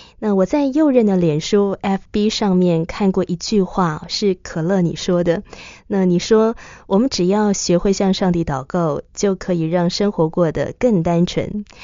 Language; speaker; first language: Chinese; native; Chinese